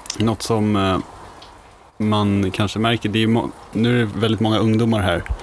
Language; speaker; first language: Swedish; native; Swedish